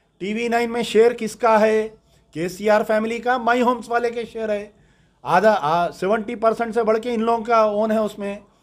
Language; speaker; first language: Hindi; native; Hindi